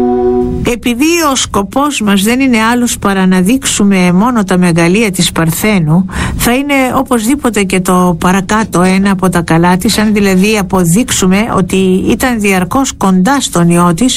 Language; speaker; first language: Greek; native; Greek